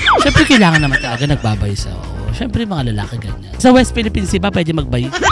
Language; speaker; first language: Filipino; native; Filipino